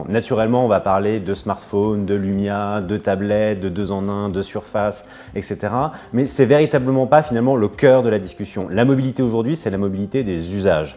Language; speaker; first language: French; native; French